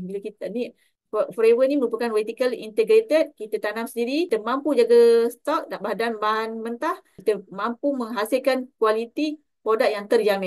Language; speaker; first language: Malay; native; Malay